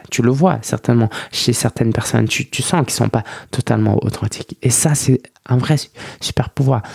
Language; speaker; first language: French; early bilingual, other home language; Chinese